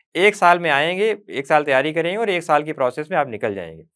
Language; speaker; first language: Hindi; native; Hindi